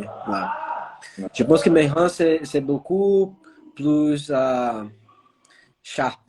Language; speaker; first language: French; non-native, learner; Portuguese